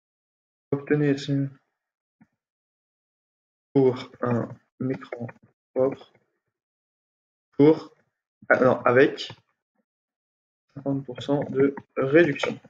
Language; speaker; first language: French; native; French